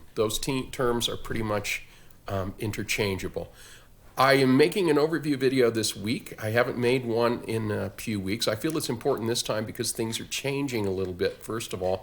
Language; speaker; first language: English; native; English